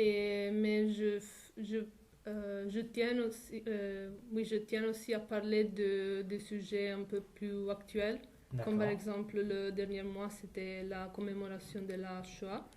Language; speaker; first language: French; non-native, fluent; Italian